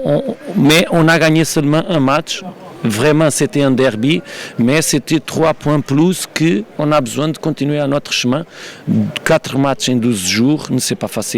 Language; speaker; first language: French; non-native, learner; Portuguese